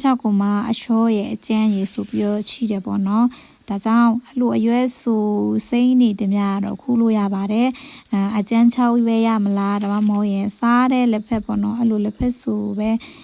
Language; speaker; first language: Burmese; non-native, local second language; Pa'o Karen